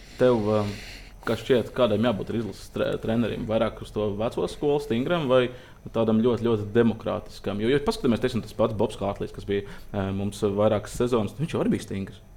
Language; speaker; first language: Latvian; native; Latvian